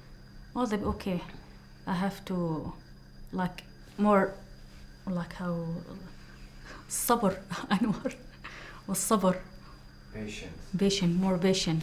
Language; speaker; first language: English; non-native, learner; Arabic